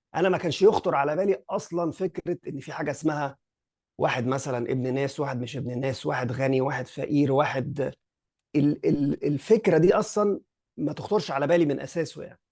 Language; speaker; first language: Egyptian Arabic; early bilingual, heritage; Arabic